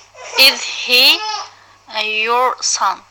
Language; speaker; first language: English; non-native, learner; Uyghur